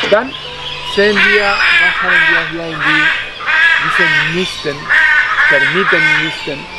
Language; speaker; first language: German; non-native, fluent; Spanish